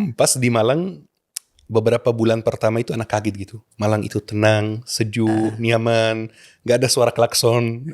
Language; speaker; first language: Indonesian; non-native, fluent; Arabic